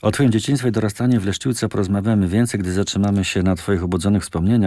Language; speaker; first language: Polish; native; Polish